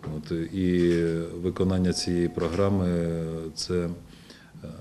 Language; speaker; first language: Ukrainian; non-native, local second language; Russian